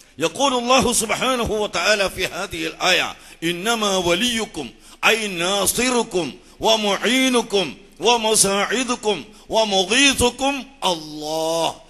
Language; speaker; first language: Arabic; non-native, fluent; Malayalam